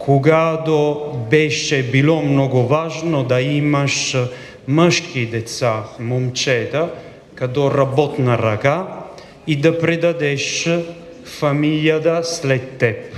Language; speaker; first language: Bulgarian; non-native, fluent; Italian